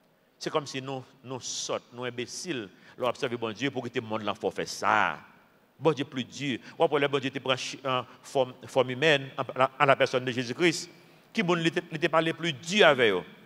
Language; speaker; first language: French; non-native, local second language; Haitian Creole